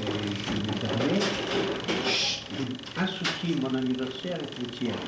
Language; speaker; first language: French; non-native, fluent; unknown